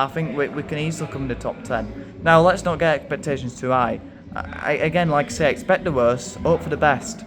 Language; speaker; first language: English; native; English